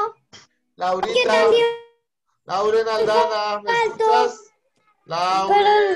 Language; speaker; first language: Spanish; native; Spanish